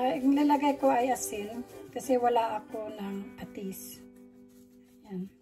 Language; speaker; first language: Filipino; non-native, local second language; Iloko